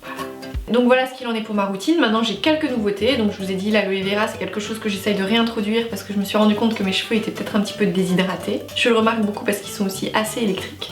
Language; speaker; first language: French; native; French